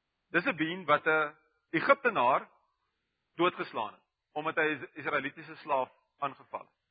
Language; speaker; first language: Afrikaans; native; Afrikaans